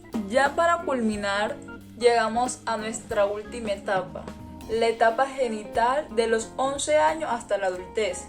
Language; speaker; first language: Spanish; native; Spanish